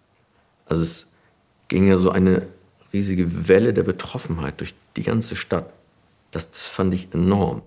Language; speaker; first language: German; native; German